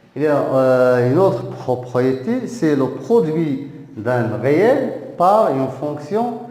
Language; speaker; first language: French; non-native, local second language; Arabic